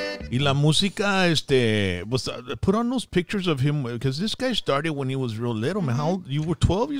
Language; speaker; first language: English; early bilingual, other home language; Spanish